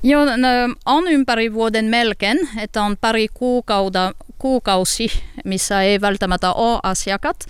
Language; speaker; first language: Finnish; non-native, learner; French